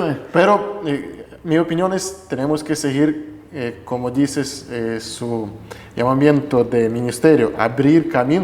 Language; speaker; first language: Spanish; non-native, fluent; Russian